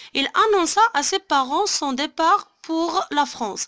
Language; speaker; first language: French; non-native, local second language; Arabic